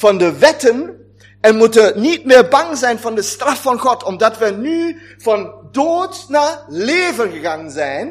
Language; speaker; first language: Dutch; non-native, fluent; German